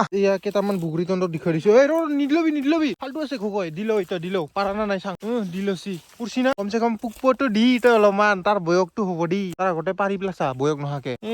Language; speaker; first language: Assamese; non-native, local second language; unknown